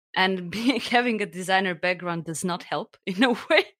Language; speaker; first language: English; non-native, fluent; Slovenian